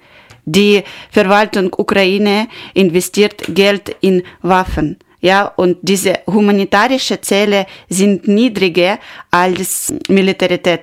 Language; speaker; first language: German; non-native, learner; Ukrainian